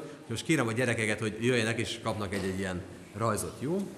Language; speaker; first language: Hungarian; native; Hungarian